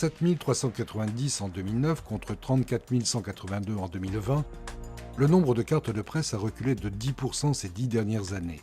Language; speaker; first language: French; native; French